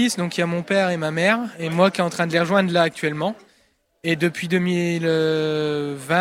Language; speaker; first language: French; native; French